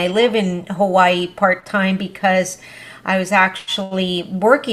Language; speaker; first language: English; early bilingual, other home language; Spanish